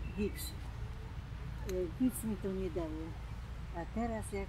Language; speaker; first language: Polish; non-native, local second language; German